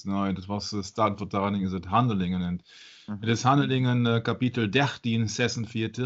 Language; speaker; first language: Dutch; non-native, learner; German